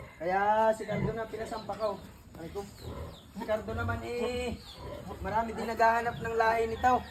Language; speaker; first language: Filipino; native; Filipino